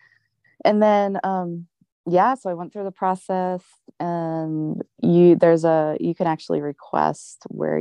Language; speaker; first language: English; native; English